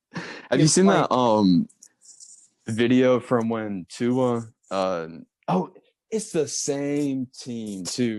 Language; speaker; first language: English; native; English